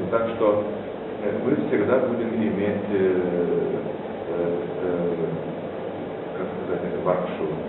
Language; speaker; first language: Russian; non-native, fluent; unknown